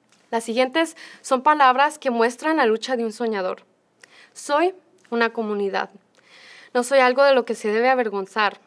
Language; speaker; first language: Spanish; early bilingual, heritage; Spanish